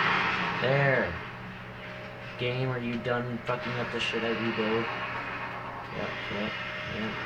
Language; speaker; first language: English; native; English